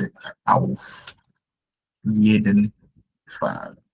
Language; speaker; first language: German; non-native, fluent; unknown